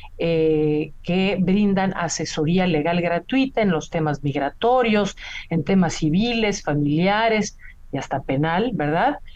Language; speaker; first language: Spanish; native; Spanish